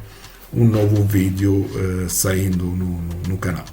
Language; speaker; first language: Portuguese; non-native, fluent; Italian